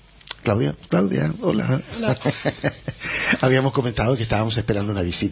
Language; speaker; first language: Spanish; native; Spanish